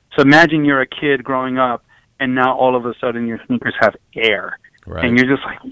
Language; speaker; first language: English; native; English